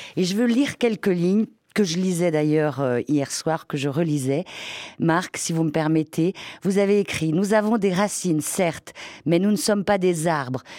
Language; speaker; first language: French; native; French